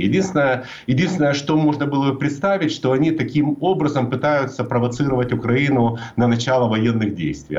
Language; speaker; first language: Russian; native; Russian